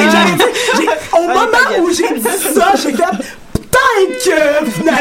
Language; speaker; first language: French; native; French